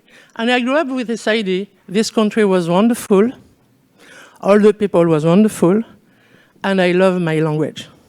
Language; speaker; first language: English; non-native, learner; French